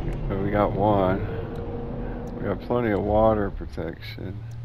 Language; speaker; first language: English; native; English